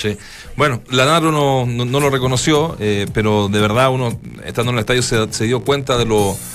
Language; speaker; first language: Spanish; native; Spanish